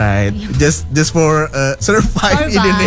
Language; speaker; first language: English; non-native, learner; Indonesian